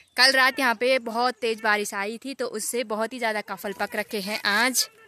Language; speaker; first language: Hindi; non-native, local second language; Garhwali